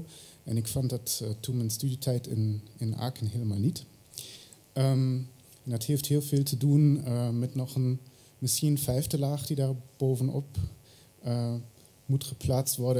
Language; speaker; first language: Dutch; non-native, fluent; German